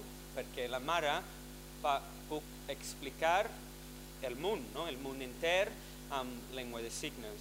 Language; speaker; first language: Catalan; non-native, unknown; English